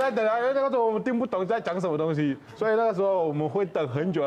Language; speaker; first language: Chinese; non-native, fluent; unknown